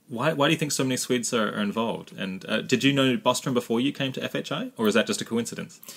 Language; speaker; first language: English; native; English